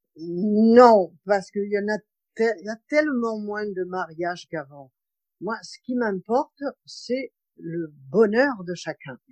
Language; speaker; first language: French; native; French